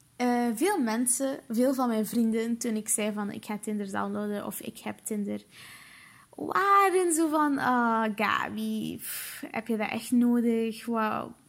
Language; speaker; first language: Dutch; early bilingual, other home language; Portuguese